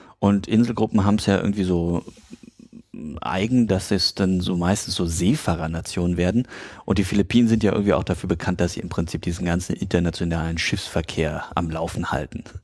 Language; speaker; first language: German; native; German